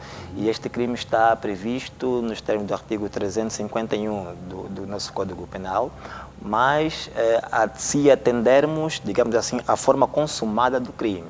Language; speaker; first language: Portuguese; native; Portuguese